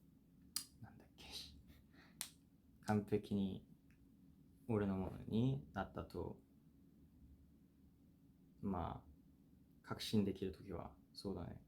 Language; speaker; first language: Japanese; non-native, fluent; Korean